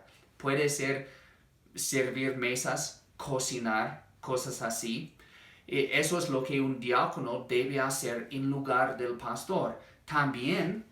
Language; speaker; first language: Spanish; non-native, fluent; English